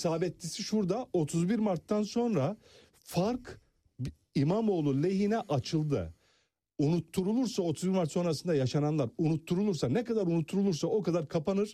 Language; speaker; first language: Turkish; native; Turkish